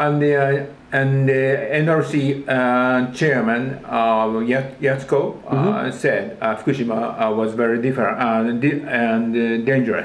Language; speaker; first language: English; non-native, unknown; Japanese